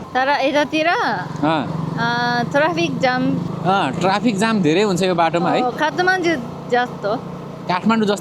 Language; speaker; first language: Nepali; non-native, learner; Japanese